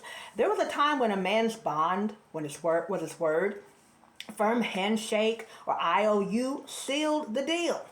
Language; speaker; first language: English; native; English